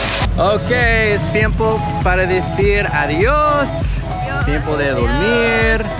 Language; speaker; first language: Spanish; non-native, learner; English